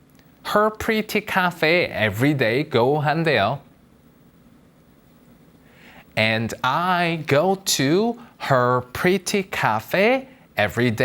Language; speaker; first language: English; non-native, fluent; Korean